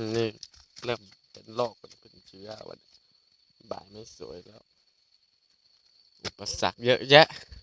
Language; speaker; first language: Thai; native; Thai